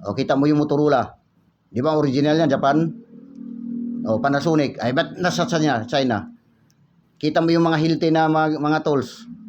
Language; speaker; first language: Filipino; native; Filipino